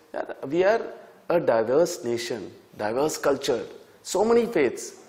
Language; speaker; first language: Hindi; native; Hindi